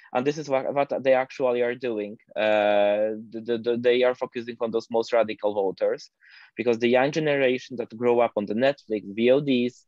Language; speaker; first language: English; non-native, fluent; Polish